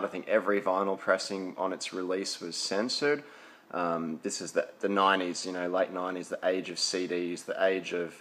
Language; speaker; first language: English; native; English